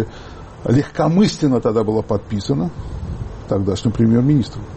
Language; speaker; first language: Russian; native; Russian